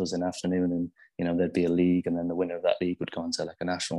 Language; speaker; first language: English; native; English